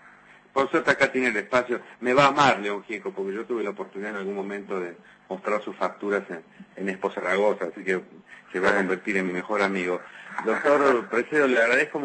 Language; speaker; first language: Spanish; native; Spanish